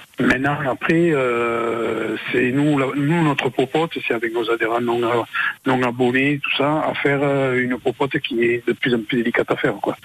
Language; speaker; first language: French; native; French